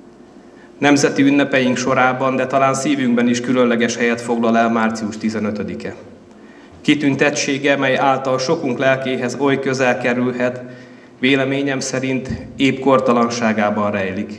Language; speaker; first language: Hungarian; native; Hungarian